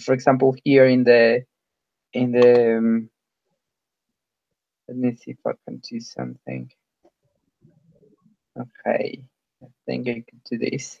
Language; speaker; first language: English; non-native, fluent; Spanish